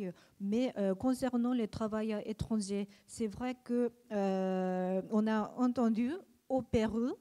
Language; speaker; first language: French; non-native, learner; Japanese